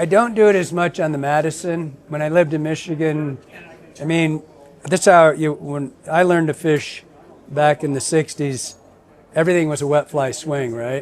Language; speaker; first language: English; native; English